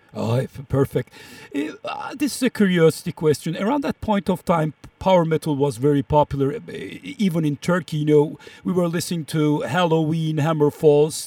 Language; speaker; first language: English; non-native, fluent; Turkish